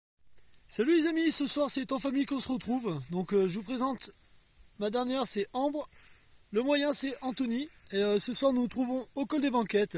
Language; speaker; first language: French; native; French